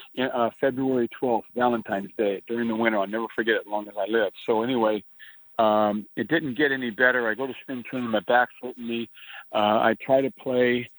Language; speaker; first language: English; native; English